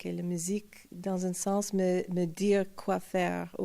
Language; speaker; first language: French; non-native, fluent; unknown